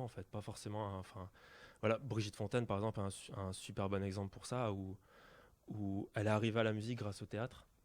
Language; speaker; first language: French; native; French